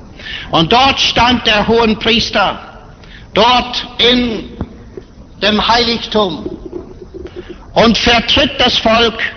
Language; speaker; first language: German; non-native, fluent; English